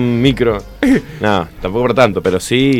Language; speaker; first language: Spanish; native; Spanish